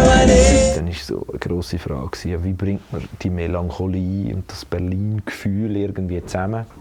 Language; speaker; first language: German; native; German